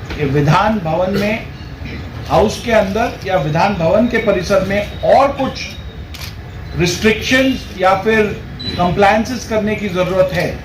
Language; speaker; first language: Hindi; non-native, local second language; Marathi